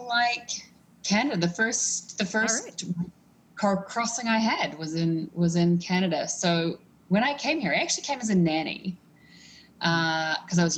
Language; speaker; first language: English; native; English